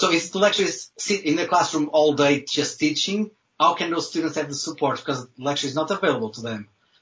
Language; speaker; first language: English; non-native, fluent; Portuguese